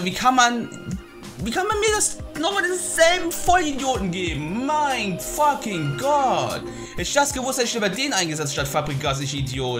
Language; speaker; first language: German; native; German